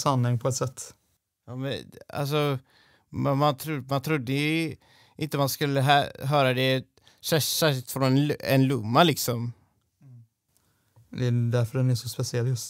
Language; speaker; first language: Swedish; native; Swedish